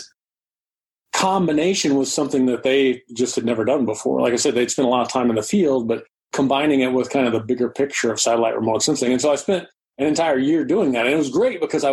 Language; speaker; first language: English; native; English